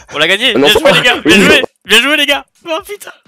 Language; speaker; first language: French; native; French